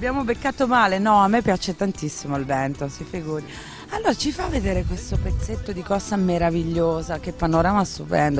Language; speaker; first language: Italian; native; Italian